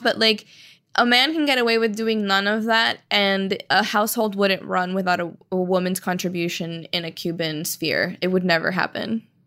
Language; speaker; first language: English; early bilingual, other home language; Spanish